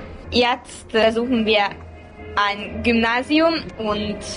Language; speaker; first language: German; non-native, local second language; Hungarian